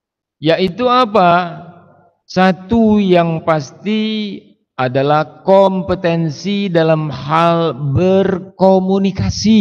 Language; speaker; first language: Indonesian; native; Indonesian